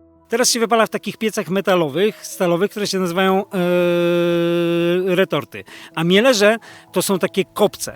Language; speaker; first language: Polish; native; Polish